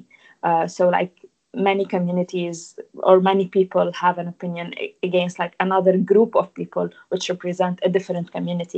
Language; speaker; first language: English; non-native, fluent; Arabic